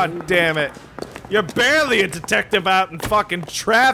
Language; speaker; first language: English; native; English